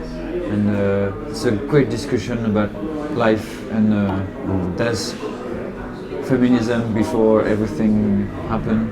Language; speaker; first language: English; non-native, learner; French